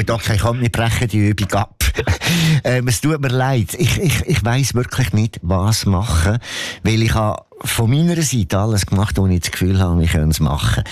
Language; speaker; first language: German; native; German